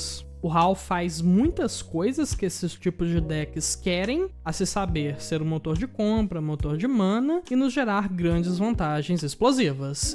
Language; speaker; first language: Portuguese; native; Portuguese